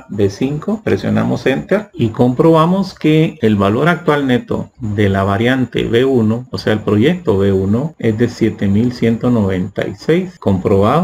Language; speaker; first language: Spanish; native; Spanish